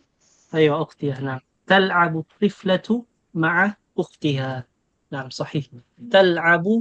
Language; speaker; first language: Arabic; non-native, fluent; Filipino